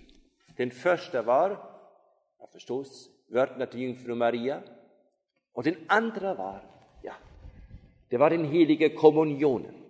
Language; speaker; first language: Swedish; non-native, fluent; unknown